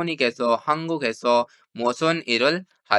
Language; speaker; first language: Korean; non-native, fluent; Urdu